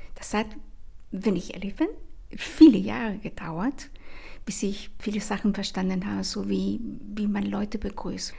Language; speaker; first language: German; non-native, fluent; Spanish